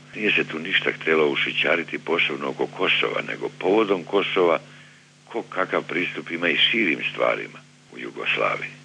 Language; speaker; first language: Serbian; native; Serbian